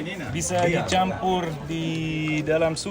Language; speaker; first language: Indonesian; non-native, learner; English